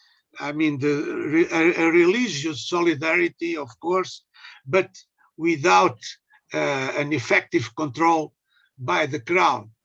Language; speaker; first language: English; non-native, learner; Portuguese